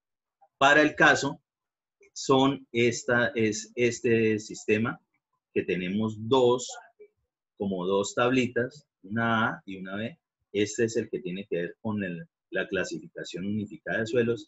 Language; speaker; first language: Spanish; native; Spanish